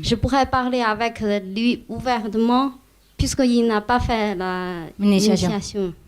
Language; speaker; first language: French; non-native, fluent; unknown